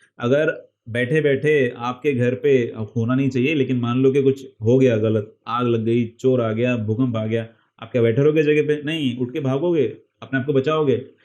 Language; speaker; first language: Hindi; non-native, local second language; Marathi